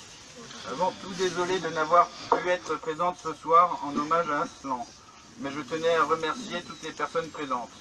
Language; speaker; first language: French; native; French